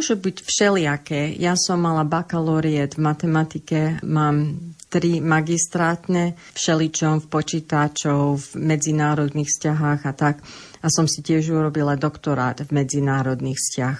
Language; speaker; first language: Slovak; early bilingual, heritage; Slovak